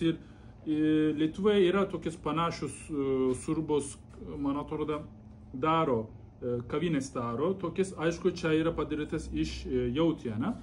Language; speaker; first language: Lithuanian; non-native, learner; Turkish